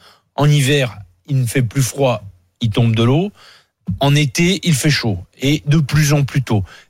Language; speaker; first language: French; native; French